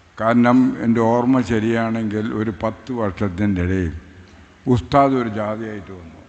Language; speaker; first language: Malayalam; native; Malayalam